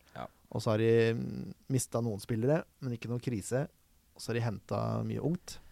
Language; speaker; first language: Norwegian; native; Norwegian